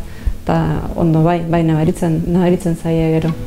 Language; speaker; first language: Basque; non-native, fluent; Spanish